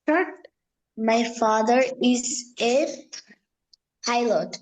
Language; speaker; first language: English; non-native, learner; Bangla